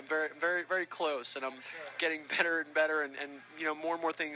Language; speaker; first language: English; native; English